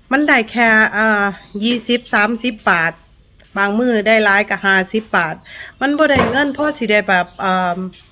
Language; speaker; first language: Thai; native; Thai